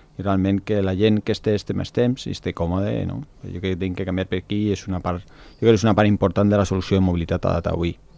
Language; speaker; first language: Catalan; non-native, local second language; Spanish